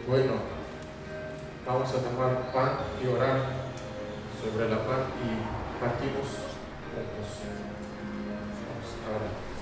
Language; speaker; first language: Spanish; non-native, fluent; Russian